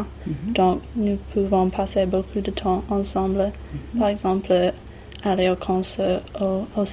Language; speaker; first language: French; non-native, learner; English